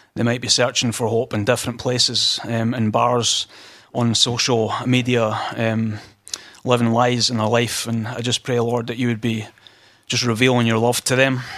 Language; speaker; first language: English; native; English